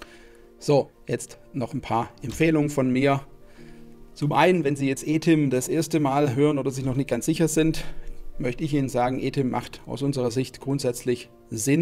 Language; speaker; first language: German; native; German